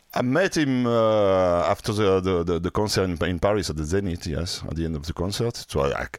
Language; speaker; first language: English; non-native, fluent; French